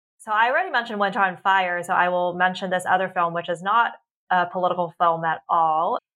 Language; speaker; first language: English; early bilingual, other home language; Cantonese